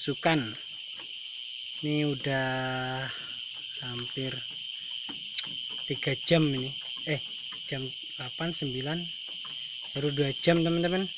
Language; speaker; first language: Indonesian; native; Indonesian